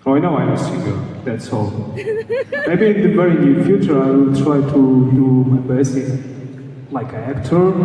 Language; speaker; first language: English; non-native, learner; Kazakh